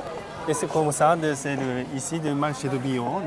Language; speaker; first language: French; non-native, learner; Japanese